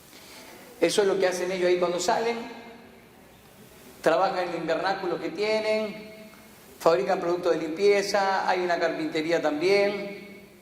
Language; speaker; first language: Spanish; native; Spanish